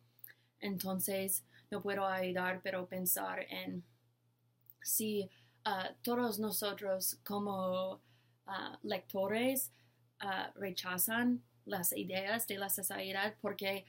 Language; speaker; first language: Spanish; non-native, learner; English